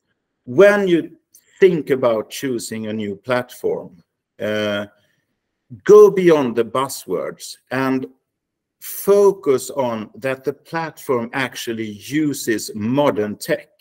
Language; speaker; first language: English; non-native, fluent; Swedish